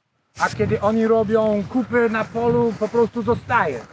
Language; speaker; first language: Polish; non-native, learner; English